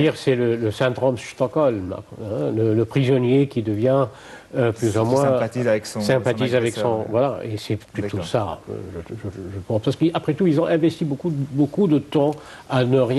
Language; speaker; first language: French; non-native, fluent; Arabic